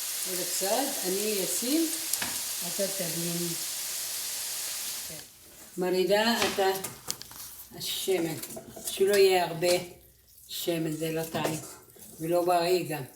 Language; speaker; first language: Hebrew; non-native, fluent; Arabic